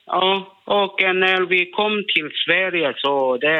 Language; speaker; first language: Swedish; non-native, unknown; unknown